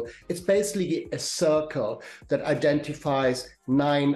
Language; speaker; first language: English; non-native, fluent; German